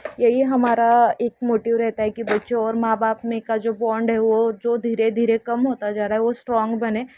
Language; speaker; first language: Hindi; non-native, local second language; Marathi